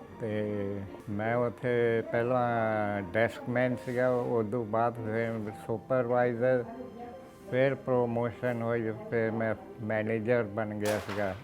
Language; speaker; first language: Punjabi; early bilingual, heritage; Punjabi